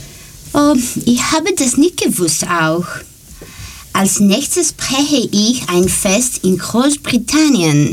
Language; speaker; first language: German; non-native, learner; Greek